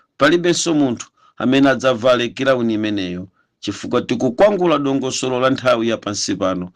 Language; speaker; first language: Nyanja; native; Nyanja